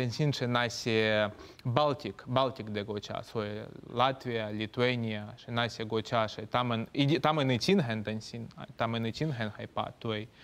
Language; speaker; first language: Chinese; non-native, fluent; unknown